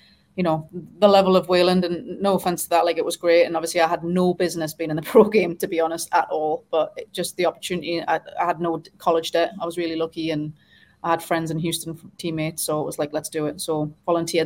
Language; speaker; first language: English; native; English